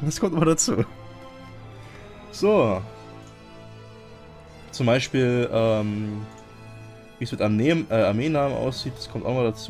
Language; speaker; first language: German; native; German